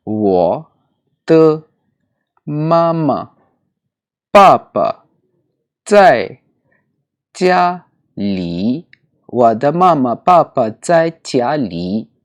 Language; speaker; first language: Chinese; non-native, learner; Urdu